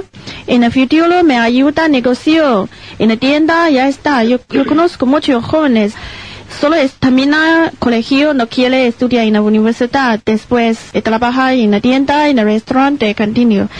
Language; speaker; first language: Spanish; non-native, learner; Chinese